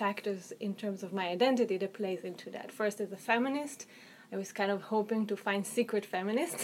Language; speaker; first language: English; non-native, fluent; Hebrew